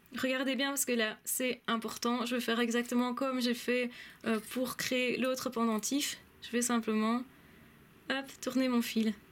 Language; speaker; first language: French; native; French